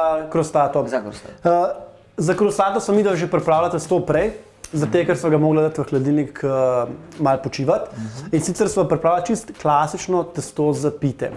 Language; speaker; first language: Slovenian; native; Slovenian